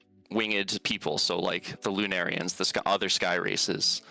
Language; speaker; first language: English; native; English